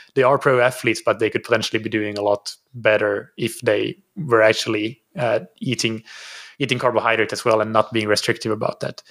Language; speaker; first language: English; non-native, fluent; Finnish